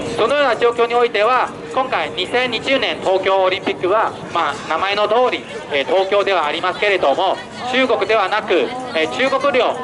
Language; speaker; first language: Japanese; non-native, fluent; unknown